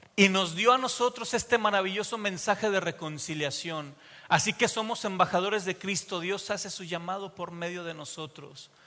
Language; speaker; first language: Spanish; native; Spanish